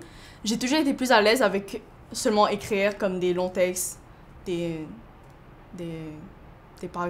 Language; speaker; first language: French; early bilingual, other home language; Chinese